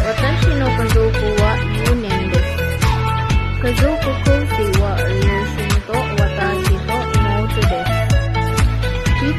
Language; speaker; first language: Japanese; non-native, learner; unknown